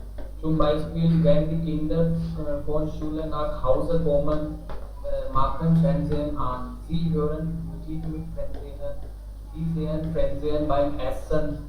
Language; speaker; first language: German; non-native, learner; Hindi